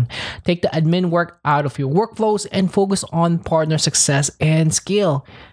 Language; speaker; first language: English; non-native, local second language; Filipino